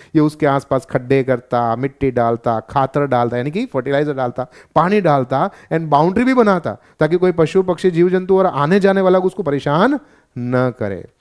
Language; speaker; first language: Hindi; non-native, local second language; Gujarati